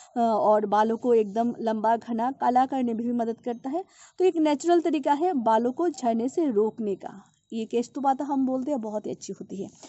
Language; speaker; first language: Hindi; non-native, local second language; Bangla